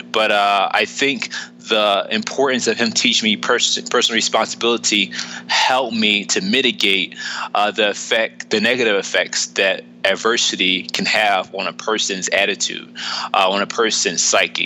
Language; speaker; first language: English; native; English